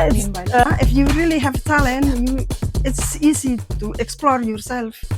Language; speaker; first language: English; non-native, learner; Indonesian